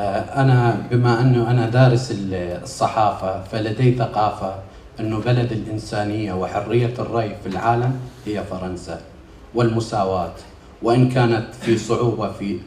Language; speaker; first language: Arabic; native; Arabic